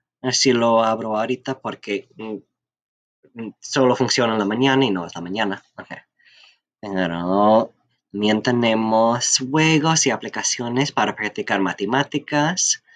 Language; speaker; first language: Spanish; non-native, fluent; English